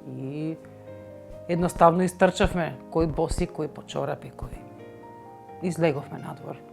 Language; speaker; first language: Macedonian; native; Macedonian